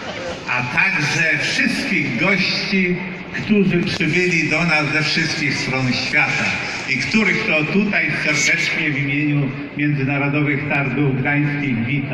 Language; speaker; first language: Polish; native; Polish